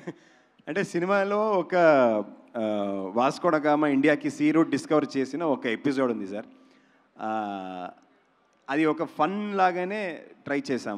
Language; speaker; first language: Telugu; non-native, local second language; Kannada